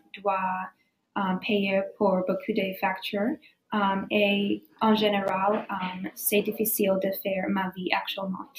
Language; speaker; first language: French; non-native, learner; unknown